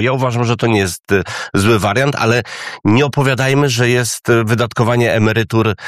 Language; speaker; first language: Polish; native; Polish